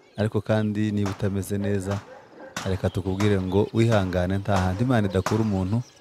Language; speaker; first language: Kinyarwanda; early bilingual, heritage; Kinyarwanda